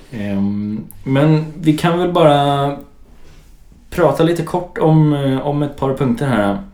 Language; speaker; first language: Swedish; native; Swedish